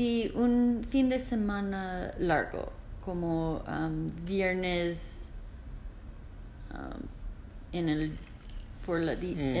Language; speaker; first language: Spanish; non-native, learner; English